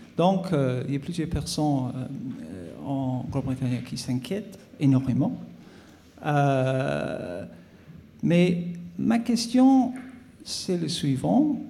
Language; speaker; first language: French; non-native, fluent; English